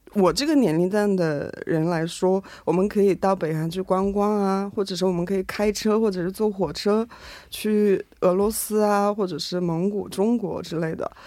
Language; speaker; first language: Chinese; non-native, fluent; Korean